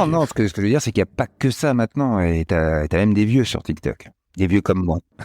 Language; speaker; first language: French; native; French